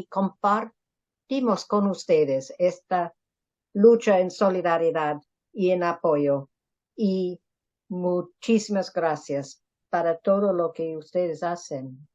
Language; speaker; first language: Spanish; non-native, fluent; English